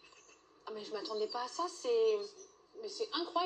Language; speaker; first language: French; native; French